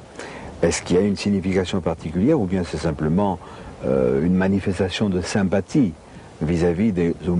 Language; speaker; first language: French; native; French